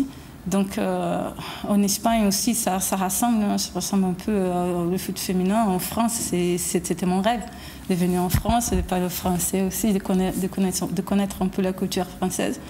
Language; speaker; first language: French; non-native, fluent; Portuguese